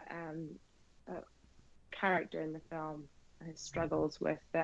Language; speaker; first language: English; native; English